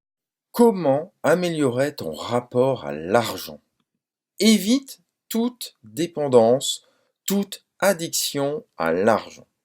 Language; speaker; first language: French; native; French